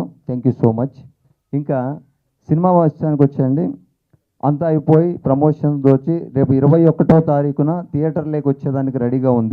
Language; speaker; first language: Telugu; native; Telugu